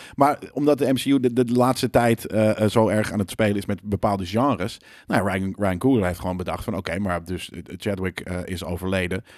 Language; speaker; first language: Dutch; native; Dutch